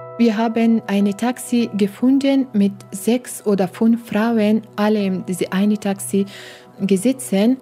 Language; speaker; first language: German; non-native, learner; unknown